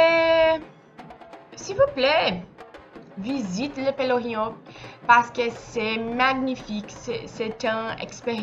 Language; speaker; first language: French; non-native, learner; Portuguese